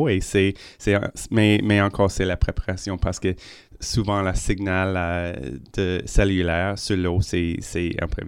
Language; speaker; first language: French; non-native, local second language; English